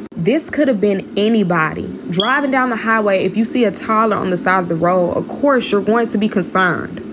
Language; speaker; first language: English; native; English